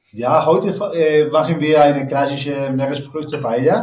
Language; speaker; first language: German; non-native, learner; Spanish